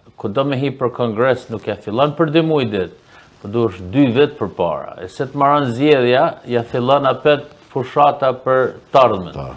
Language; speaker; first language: Albanian; early bilingual, heritage; Albanian